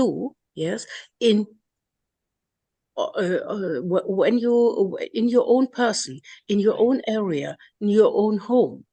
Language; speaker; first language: English; non-native, learner; German